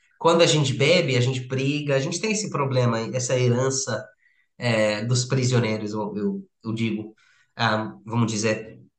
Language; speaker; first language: Portuguese; non-native, fluent; English